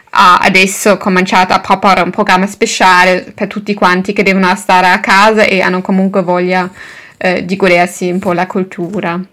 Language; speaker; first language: Italian; non-native, fluent; German